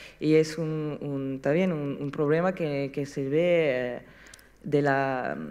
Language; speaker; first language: Spanish; non-native, learner; French